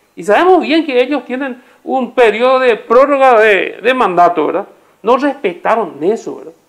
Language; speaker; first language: Spanish; native; Spanish